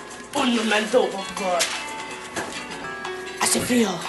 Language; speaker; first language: Spanish; non-native, learner; English